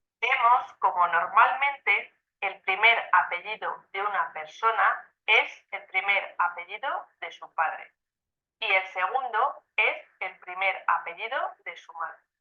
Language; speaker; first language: Spanish; non-native, learner; Ukrainian